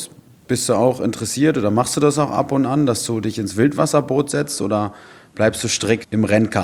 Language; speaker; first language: German; native; German